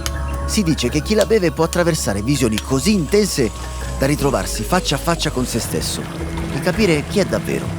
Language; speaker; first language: Italian; native; Italian